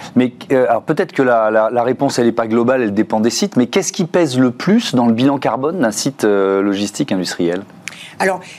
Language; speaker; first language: French; native; French